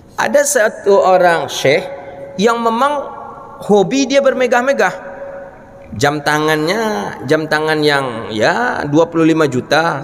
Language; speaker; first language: Malay; non-native, local second language; Minangkabau